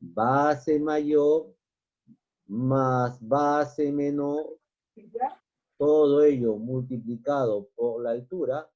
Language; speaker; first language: Spanish; native; Spanish